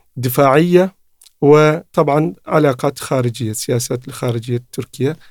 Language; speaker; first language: Arabic; non-native, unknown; Turkish